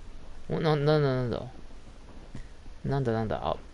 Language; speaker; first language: Japanese; native; Japanese